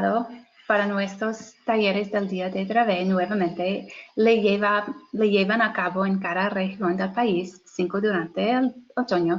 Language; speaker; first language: Spanish; non-native, fluent; English